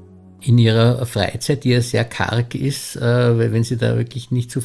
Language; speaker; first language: German; native; German